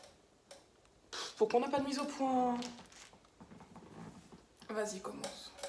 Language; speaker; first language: French; native; French